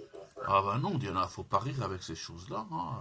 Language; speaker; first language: French; native; French